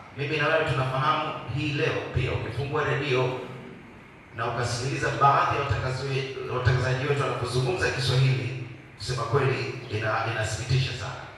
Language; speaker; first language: Swahili; native; Swahili